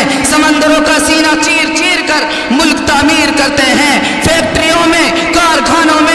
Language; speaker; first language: Urdu; native; Urdu